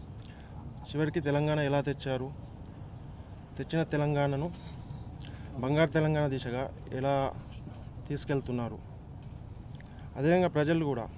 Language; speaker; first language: Telugu; native; Telugu